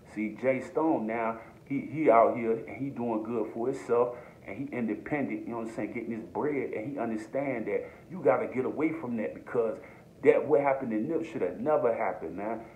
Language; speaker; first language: English; native; English